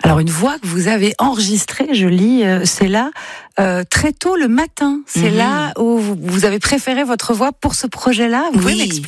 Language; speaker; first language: French; native; French